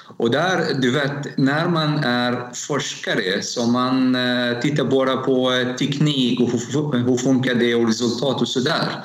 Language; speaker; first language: Swedish; non-native, learner; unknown